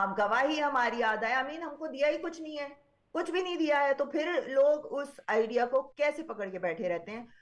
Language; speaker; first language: Urdu; native; Urdu